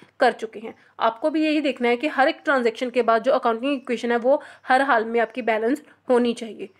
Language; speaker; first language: Hindi; non-native, local second language; Punjabi